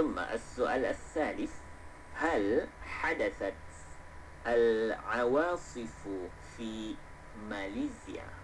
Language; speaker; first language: Arabic; non-native, fluent; Malay